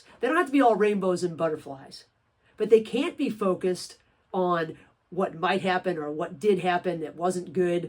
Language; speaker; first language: English; native; English